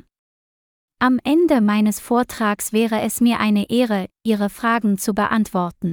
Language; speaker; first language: German; non-native, learner; Vietnamese